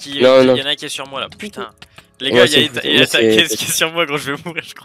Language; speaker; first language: French; native; French